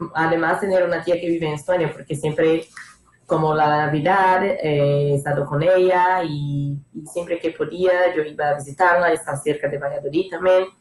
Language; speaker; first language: Spanish; non-native, fluent; Portuguese